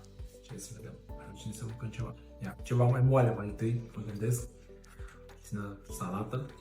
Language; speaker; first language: Romanian; native; Romanian